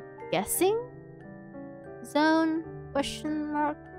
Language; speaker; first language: English; non-native, local second language; Chinese